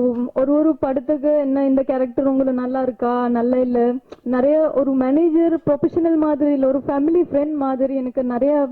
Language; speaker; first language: Tamil; non-native, learner; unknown